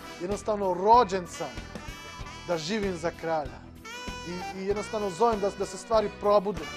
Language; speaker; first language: Serbian; non-native, local second language; Slovak